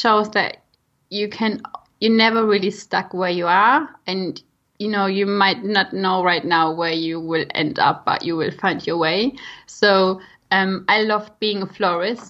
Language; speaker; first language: English; non-native, fluent; German